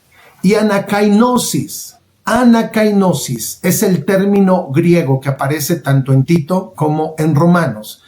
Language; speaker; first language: Spanish; native; Spanish